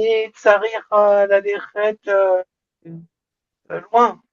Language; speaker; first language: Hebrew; non-native, learner; French